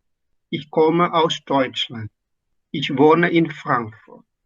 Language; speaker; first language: German; non-native, fluent; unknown